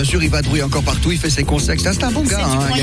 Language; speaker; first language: French; native; French